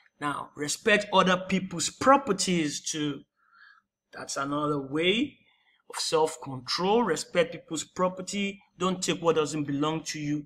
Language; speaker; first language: English; non-native, local second language; Yoruba